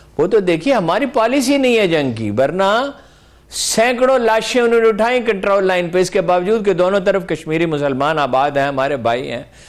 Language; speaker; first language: Urdu; native; Urdu